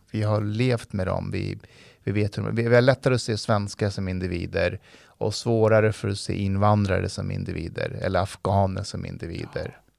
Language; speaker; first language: Swedish; early bilingual, other home language; Persian